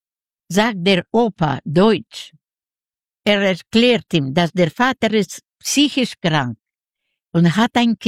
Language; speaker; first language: German; non-native, learner; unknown